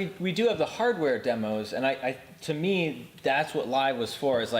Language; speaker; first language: English; native; English